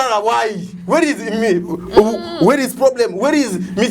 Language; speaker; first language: English; non-native, learner; Lingala